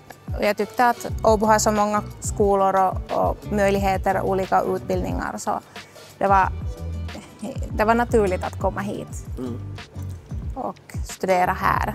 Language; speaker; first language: Swedish; non-native, local second language; Finnish